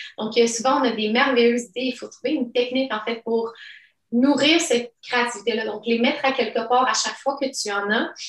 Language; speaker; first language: French; early bilingual, other home language; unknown